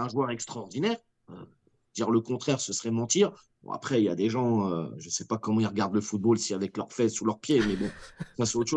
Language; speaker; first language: French; native; French